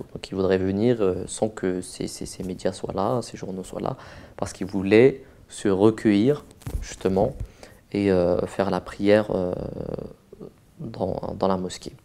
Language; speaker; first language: French; native; French